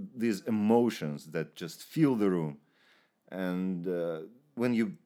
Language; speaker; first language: English; non-native, fluent; Russian